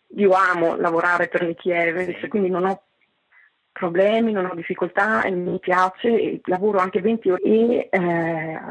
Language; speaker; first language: Italian; native; Italian